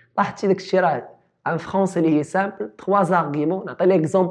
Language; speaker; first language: French; non-native, local second language; Arabic